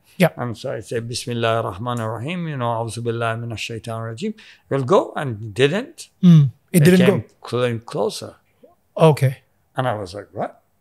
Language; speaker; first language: English; non-native, local second language; Persian